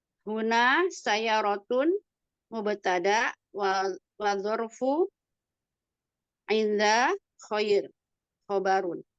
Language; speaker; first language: Arabic; non-native, learner; Indonesian